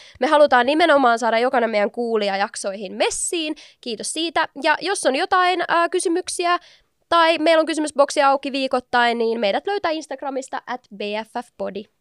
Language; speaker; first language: Finnish; native; Finnish